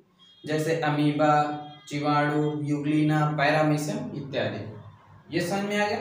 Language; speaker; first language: Hindi; native; Hindi